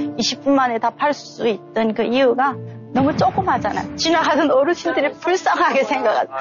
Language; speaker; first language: Korean; native; Korean